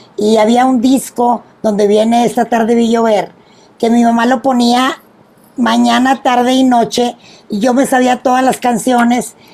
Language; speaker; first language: Spanish; native; Spanish